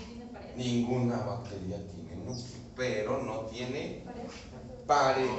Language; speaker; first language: Spanish; native; Spanish